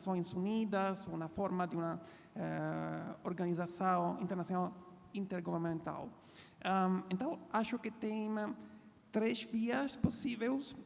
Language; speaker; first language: Portuguese; non-native, fluent; Italian